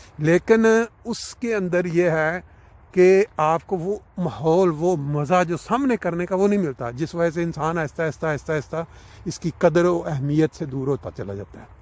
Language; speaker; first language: Urdu; non-native, local second language; Punjabi